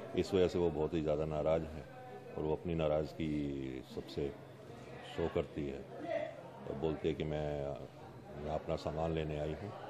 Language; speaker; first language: Hindi; native; Hindi